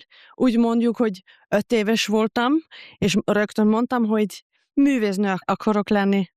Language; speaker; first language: Hungarian; non-native, learner; German